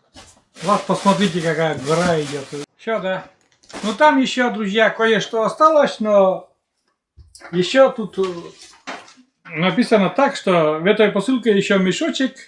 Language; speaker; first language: Russian; native; Russian